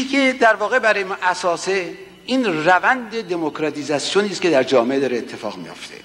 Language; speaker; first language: Persian; native; Persian